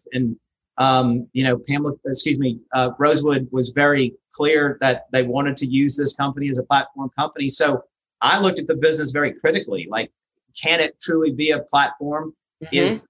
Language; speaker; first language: English; native; English